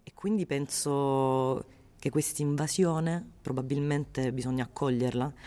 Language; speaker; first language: French; non-native, fluent; Sicilian